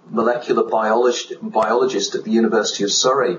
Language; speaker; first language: English; native; English